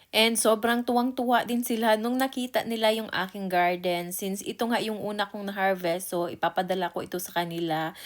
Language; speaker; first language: Filipino; non-native, local second language; Cebuano